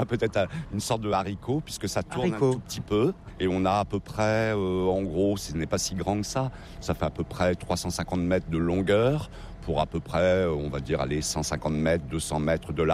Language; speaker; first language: French; native; French